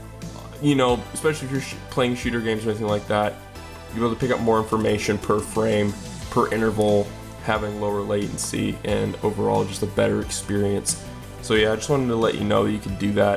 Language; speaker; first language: English; native; English